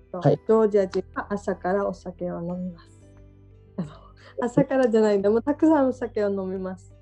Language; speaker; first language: Japanese; non-native, learner; Georgian